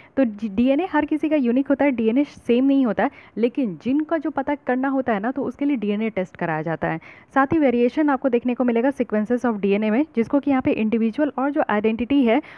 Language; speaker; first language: Hindi; native; Hindi